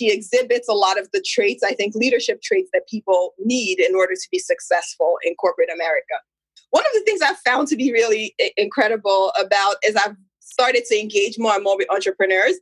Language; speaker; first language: English; non-native, local second language; Igbo